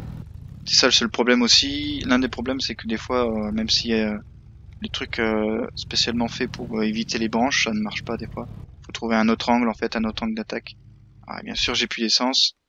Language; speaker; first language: French; native; French